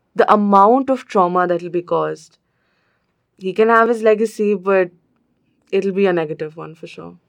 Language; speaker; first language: English; non-native, local second language; Hindi